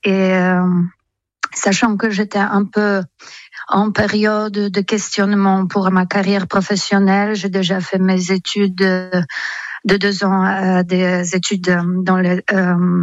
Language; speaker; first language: French; non-native, fluent; Polish